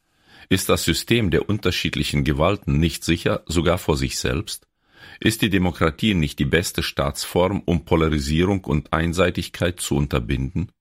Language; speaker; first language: German; native; German